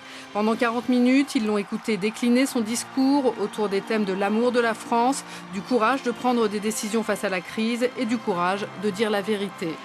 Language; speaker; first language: French; native; French